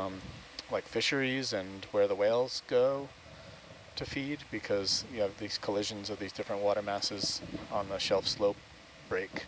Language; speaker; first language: English; native; English